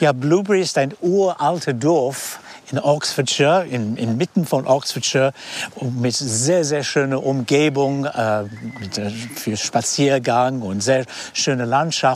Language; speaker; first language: German; non-native, fluent; English